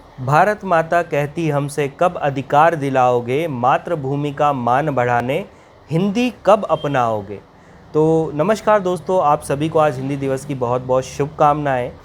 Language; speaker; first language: Hindi; native; Hindi